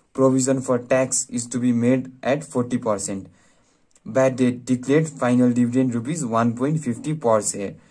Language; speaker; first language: English; non-native, local second language; Nepali